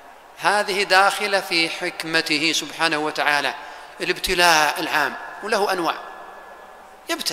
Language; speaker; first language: Arabic; native; Arabic